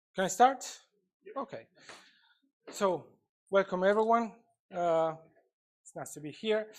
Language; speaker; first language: English; non-native, fluent; Italian